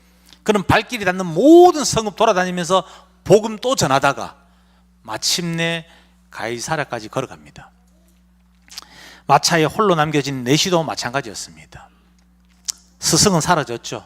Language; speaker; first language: Korean; native; Korean